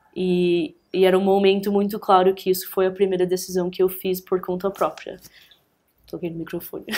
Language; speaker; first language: Portuguese; early bilingual, heritage; English